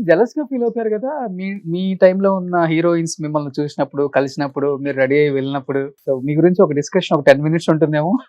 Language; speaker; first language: Telugu; native; Telugu